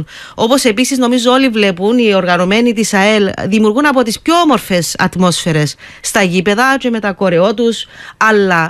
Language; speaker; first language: Greek; native; Greek